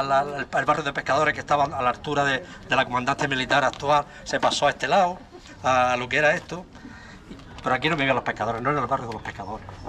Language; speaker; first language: Spanish; native; Spanish